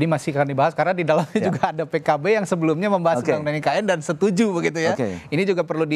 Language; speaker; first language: Indonesian; native; Indonesian